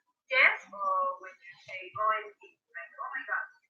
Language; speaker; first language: English; non-native, learner; Spanish